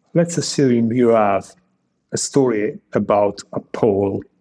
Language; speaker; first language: English; non-native, fluent; Italian